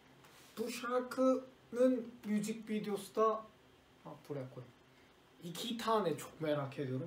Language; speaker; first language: Turkish; non-native, learner; Korean